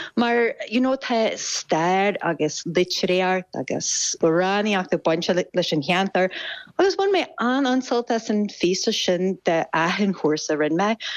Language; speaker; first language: Irish; non-native, fluent; English